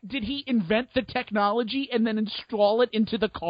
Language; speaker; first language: English; native; English